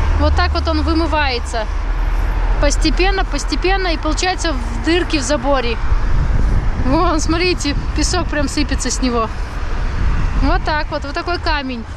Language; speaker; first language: Russian; native; Russian